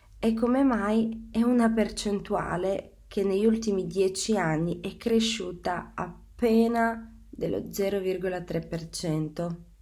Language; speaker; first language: Italian; non-native, fluent; Bulgarian